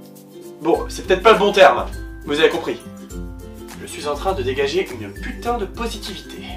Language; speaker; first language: French; native; French